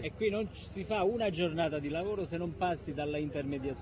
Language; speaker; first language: Italian; native; Italian